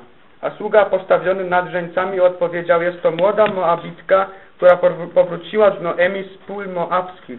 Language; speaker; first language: Polish; native; Polish